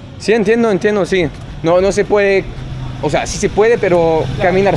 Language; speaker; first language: Spanish; non-native, learner; French